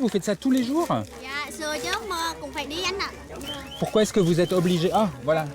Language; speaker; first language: French; native; French